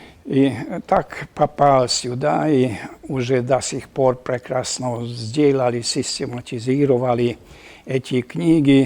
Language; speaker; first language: Russian; non-native, fluent; Hungarian